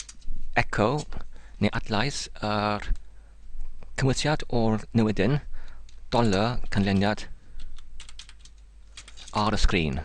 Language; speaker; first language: Welsh; non-native, learner; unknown